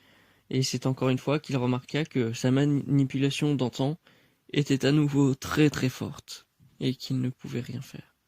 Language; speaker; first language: French; native; French